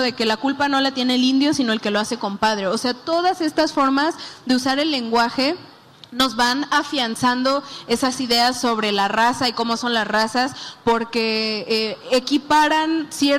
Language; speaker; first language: Spanish; native; Spanish